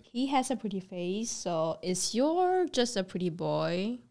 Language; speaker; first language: English; non-native, fluent; Chinese